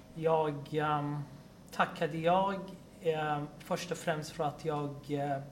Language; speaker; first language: Swedish; non-native, fluent; Persian